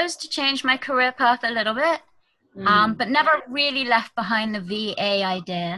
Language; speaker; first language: English; native; English